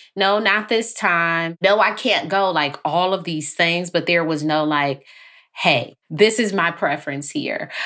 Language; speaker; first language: English; native; English